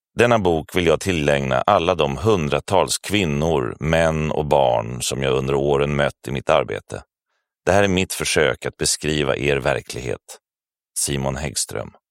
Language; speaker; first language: Swedish; native; Swedish